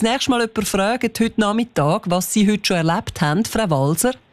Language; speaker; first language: German; native; German